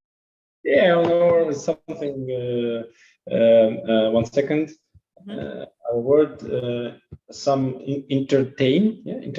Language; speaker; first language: English; non-native, learner; Russian